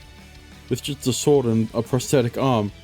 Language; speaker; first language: English; native; English